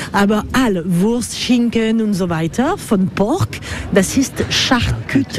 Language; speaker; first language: German; non-native, learner; French